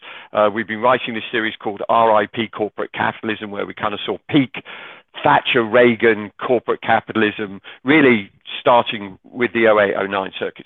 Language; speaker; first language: English; native; English